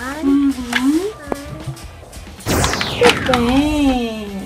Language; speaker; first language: Portuguese; native; Portuguese